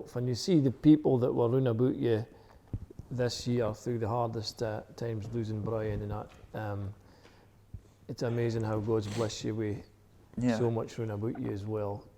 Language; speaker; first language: English; native; English